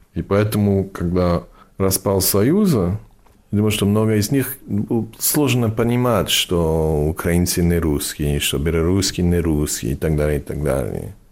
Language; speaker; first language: Russian; non-native, fluent; English